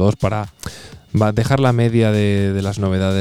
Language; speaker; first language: Spanish; native; Spanish